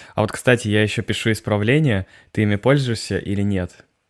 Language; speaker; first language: Russian; native; Russian